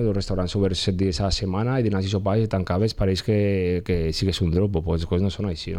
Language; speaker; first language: Catalan; native; Catalan